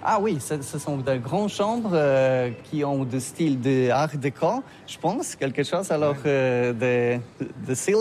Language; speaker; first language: French; non-native, learner; Polish